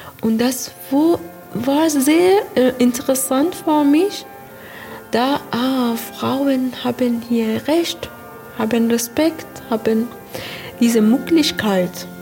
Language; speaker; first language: German; non-native, learner; Persian